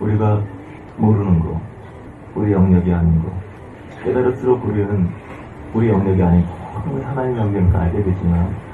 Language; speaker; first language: Korean; native; Korean